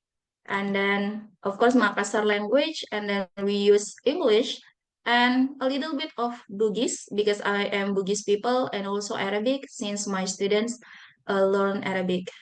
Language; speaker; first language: English; non-native, fluent; Buginese